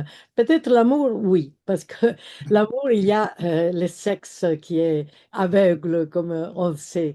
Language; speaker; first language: French; non-native, fluent; Italian